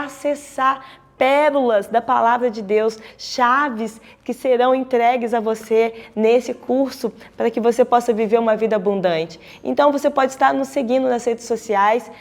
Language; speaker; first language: Portuguese; native; Portuguese